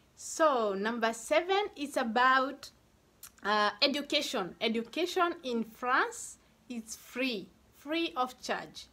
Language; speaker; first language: English; non-native, local second language; Kikuyu